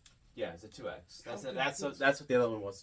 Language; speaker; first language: English; native; English